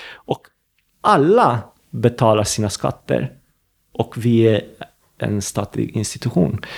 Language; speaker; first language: Swedish; non-native, fluent; Romanian